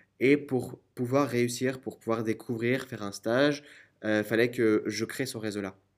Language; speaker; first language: French; non-native, fluent; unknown